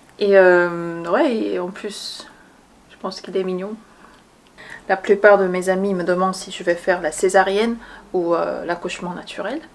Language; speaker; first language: French; non-native, fluent; Korean